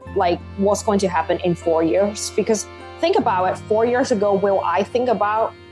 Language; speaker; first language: English; non-native, local second language; Cantonese